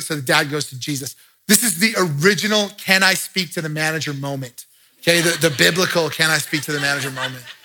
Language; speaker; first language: English; native; English